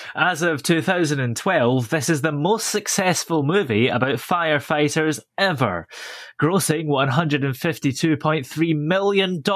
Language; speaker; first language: English; native; English